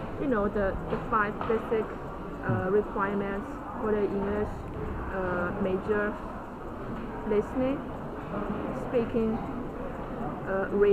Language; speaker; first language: English; non-native, learner; Chinese